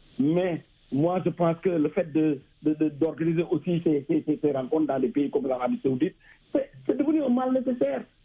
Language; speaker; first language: French; non-native, local second language; Wolof